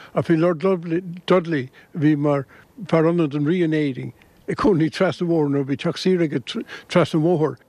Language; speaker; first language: Irish; native; Irish